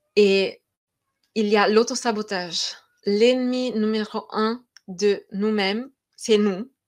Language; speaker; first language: French; non-native, fluent; Romanian